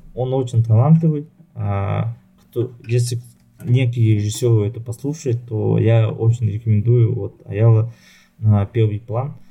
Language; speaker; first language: Russian; non-native, local second language; Yakut